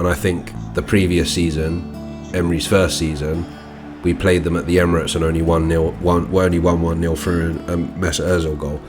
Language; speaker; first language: English; native; English